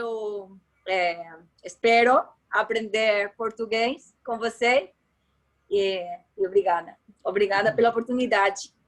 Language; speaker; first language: Portuguese; non-native, learner; Spanish